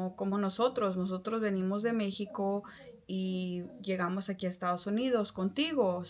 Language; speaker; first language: Spanish; early bilingual, heritage; Spanish